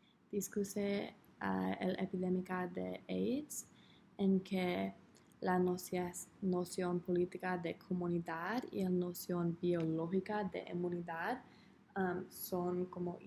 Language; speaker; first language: Spanish; non-native, learner; English